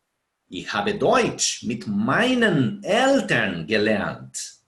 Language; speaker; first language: German; non-native, fluent; Portuguese